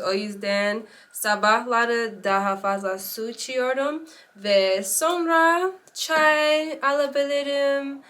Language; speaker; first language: Turkish; non-native, learner; English